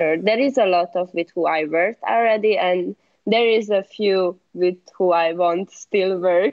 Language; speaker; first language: English; non-native, learner; Hungarian